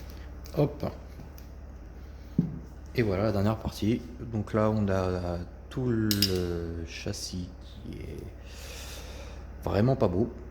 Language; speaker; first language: French; native; French